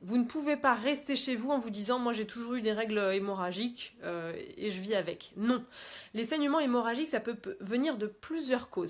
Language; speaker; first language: French; native; French